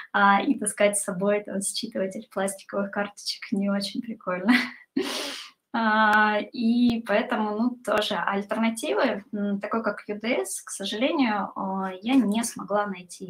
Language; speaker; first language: Russian; native; Russian